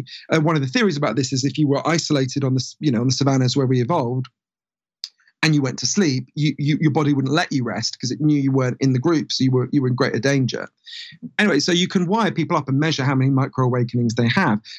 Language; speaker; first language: English; native; English